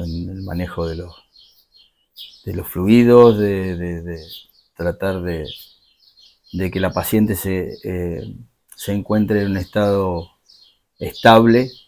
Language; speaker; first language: Spanish; native; Spanish